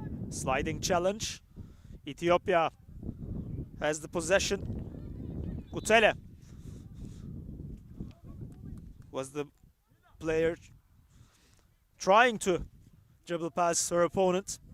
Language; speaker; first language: English; non-native, fluent; Turkish